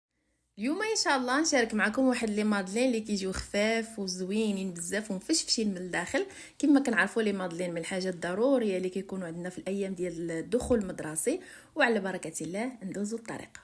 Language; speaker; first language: Arabic; native; Arabic